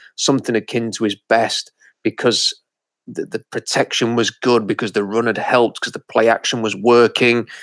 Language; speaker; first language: English; native; English